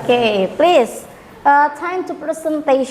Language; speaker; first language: English; non-native, learner; Indonesian